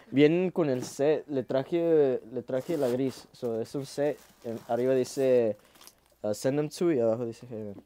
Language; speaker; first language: Spanish; early bilingual, heritage; Spanish